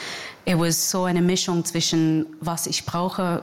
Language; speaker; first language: German; non-native, fluent; English